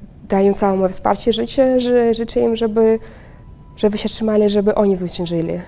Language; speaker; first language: Polish; non-native, fluent; Russian